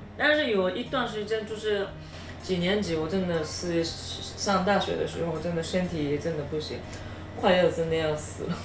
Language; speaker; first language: Chinese; non-native, fluent; Japanese